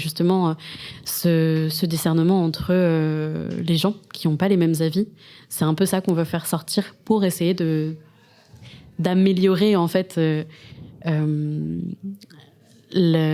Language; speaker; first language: French; native; French